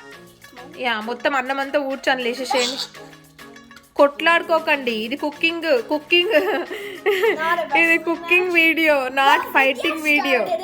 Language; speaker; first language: Telugu; native; Telugu